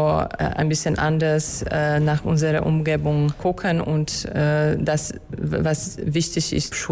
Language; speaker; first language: German; non-native, fluent; Polish